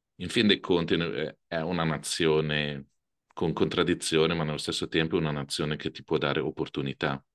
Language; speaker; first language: Italian; native; Italian